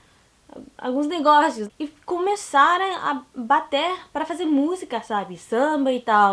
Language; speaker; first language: Portuguese; non-native, learner; English